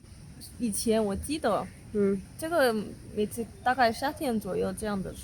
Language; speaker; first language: Chinese; non-native, fluent; Korean